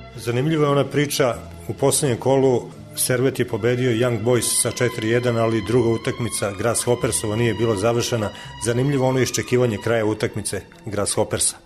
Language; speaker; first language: Serbian; native; Serbian